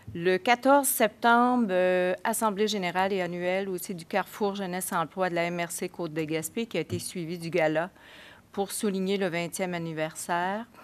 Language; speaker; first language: French; native; French